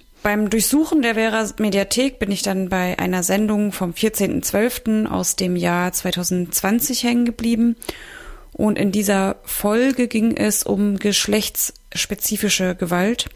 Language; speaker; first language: German; native; German